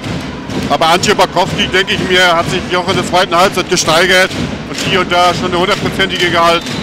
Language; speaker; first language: German; native; German